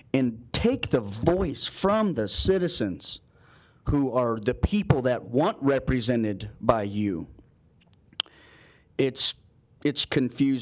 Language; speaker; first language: English; native; English